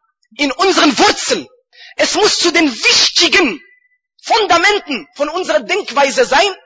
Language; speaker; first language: German; non-native, fluent; Arabic